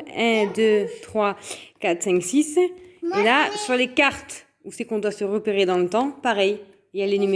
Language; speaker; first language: French; native; French